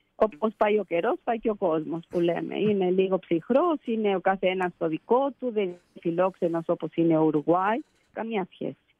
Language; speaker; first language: Greek; early bilingual, heritage; Greek